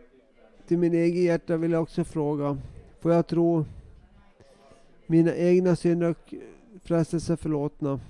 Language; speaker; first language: Swedish; non-native, local second language; Finnish